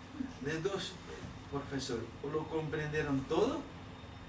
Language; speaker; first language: Spanish; non-native, learner; Portuguese